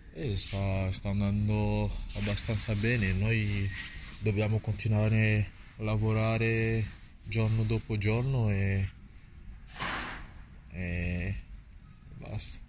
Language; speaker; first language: Italian; non-native, learner; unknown